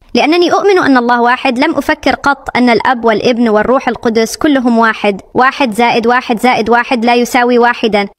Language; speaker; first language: Arabic; non-native, fluent; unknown